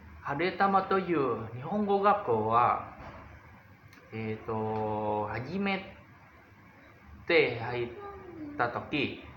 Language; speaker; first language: Japanese; non-native, learner; Indonesian